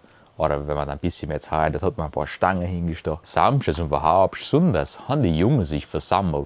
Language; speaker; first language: German; early bilingual, heritage; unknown